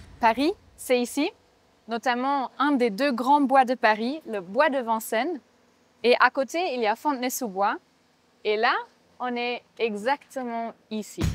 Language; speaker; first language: French; non-native, fluent; German